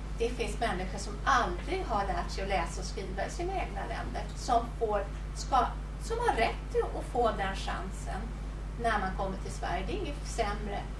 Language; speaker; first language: Swedish; native; Swedish